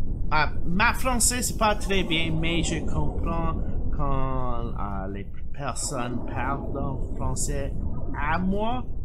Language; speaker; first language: French; non-native, local second language; English